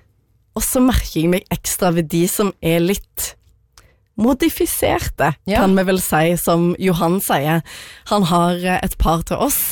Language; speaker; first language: Norwegian; native; Norwegian